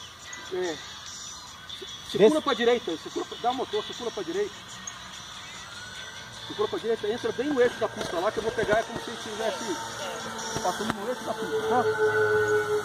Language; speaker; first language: Portuguese; native; Portuguese